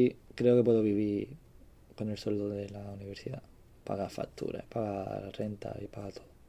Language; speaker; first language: Spanish; native; Spanish